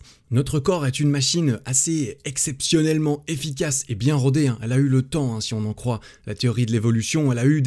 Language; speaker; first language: French; native; French